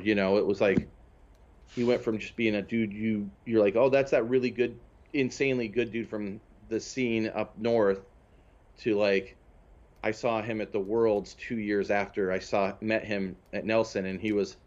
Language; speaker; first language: English; native; English